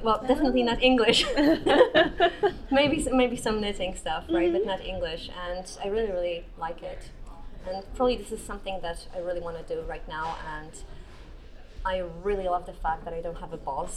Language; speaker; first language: English; non-native, fluent; Polish